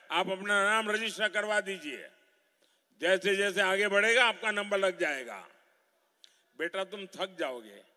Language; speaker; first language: Hindi; non-native, local second language; Gujarati